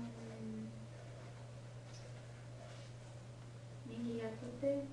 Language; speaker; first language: Japanese; non-native, learner; English